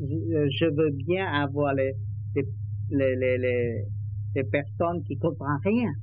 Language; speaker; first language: French; non-native, learner; Vietnamese